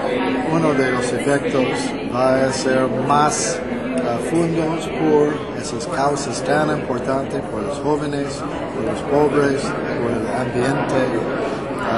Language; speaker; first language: Spanish; non-native, fluent; English